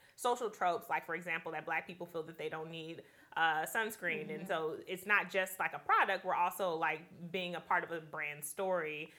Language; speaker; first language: English; native; English